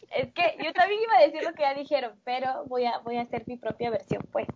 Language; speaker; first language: Spanish; native; Spanish